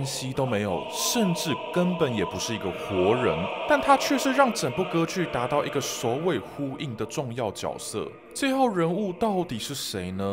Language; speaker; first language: Chinese; native; Chinese